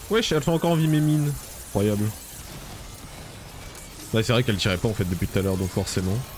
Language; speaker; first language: French; native; French